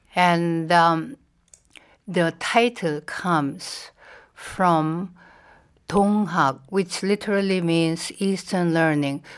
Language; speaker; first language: English; non-native, fluent; Korean